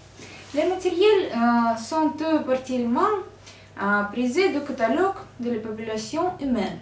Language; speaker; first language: French; non-native, learner; Russian